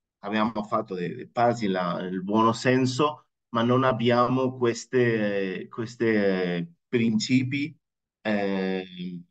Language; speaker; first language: Italian; non-native, fluent; Spanish